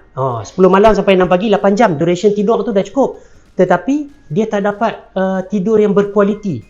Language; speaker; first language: Malay; native; Malay